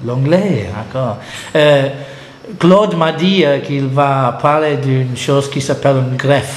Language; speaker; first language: French; non-native, learner; English